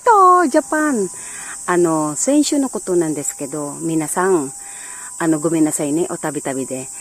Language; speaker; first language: Japanese; non-native, learner; Filipino